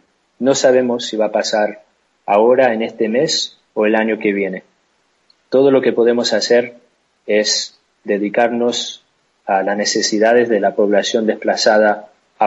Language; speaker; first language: Spanish; non-native, fluent; English